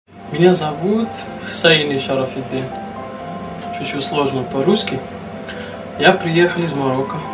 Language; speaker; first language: Russian; non-native, learner; Arabic